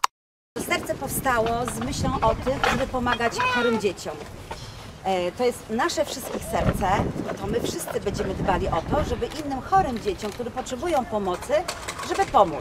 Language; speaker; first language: Polish; native; Polish